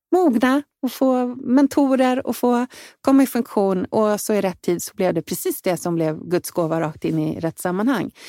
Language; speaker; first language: Swedish; native; Swedish